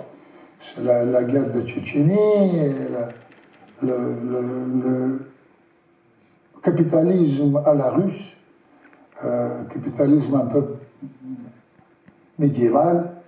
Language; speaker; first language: French; non-native, learner; Russian